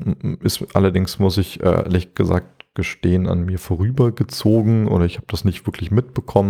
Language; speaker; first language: German; native; German